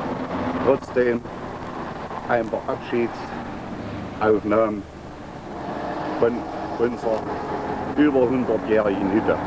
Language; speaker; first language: German; native; German